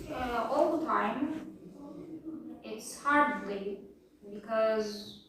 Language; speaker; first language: English; non-native, learner; Turkish